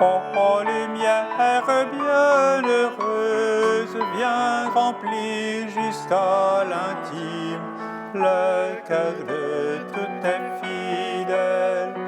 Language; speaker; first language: French; native; French